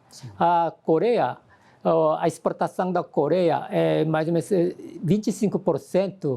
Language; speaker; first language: Portuguese; non-native, fluent; Korean